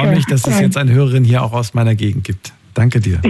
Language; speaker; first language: German; native; German